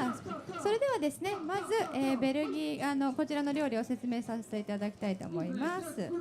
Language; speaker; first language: Japanese; native; Japanese